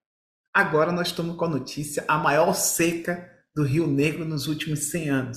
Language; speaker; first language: Portuguese; native; Portuguese